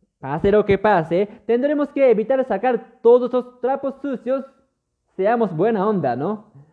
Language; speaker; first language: Spanish; non-native, fluent; Japanese